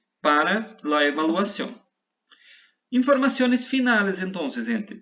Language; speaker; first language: Spanish; non-native, fluent; Portuguese